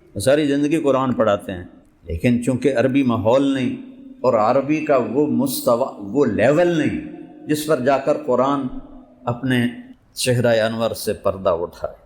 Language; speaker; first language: Urdu; non-native, local second language; Punjabi